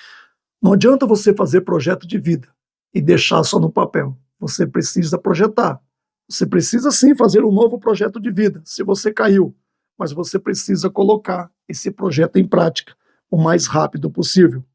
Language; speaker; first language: Portuguese; native; Portuguese